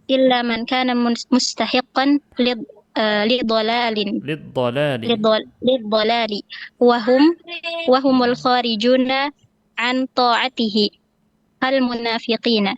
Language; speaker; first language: Arabic; non-native, learner; Indonesian